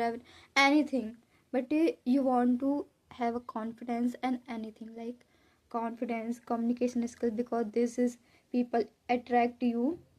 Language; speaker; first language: English; non-native, learner; Hindi